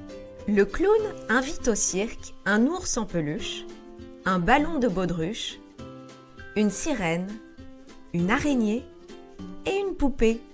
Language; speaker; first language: French; native; French